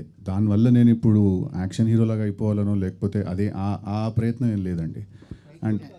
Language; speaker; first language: Telugu; native; Telugu